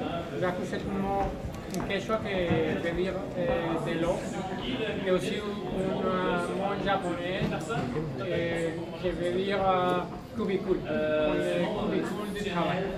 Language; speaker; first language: French; non-native, fluent; Spanish